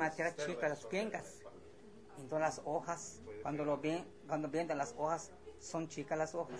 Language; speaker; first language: Spanish; non-native, local second language; Yucateco